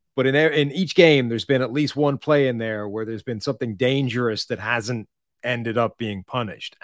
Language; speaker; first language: English; native; English